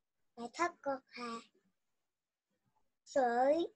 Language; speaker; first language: Chinese; non-native, learner; Vietnamese